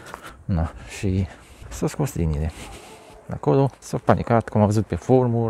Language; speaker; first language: Romanian; non-native, local second language; Hungarian